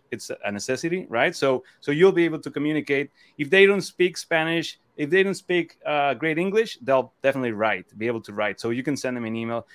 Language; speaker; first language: English; non-native, fluent; Spanish